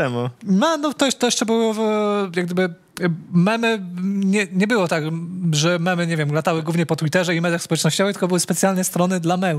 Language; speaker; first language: Polish; native; Polish